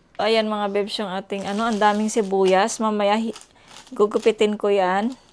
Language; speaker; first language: Filipino; native; Filipino